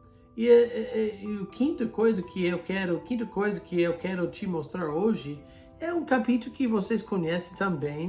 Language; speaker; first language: Portuguese; non-native, fluent; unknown